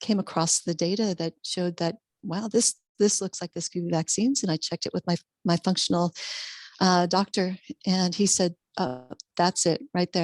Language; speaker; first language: English; native; English